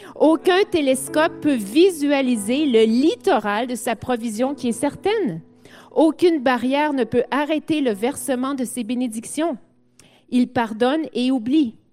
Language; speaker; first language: French; native; French